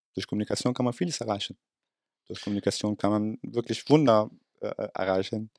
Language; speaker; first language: German; non-native, fluent; Arabic